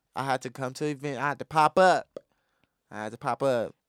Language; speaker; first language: English; native; English